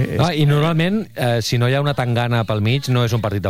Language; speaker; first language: Catalan; native; Catalan